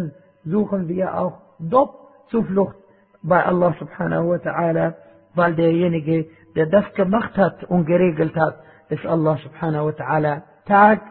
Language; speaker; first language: German; non-native, fluent; Arabic